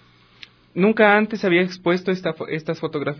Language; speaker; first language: Spanish; native; Spanish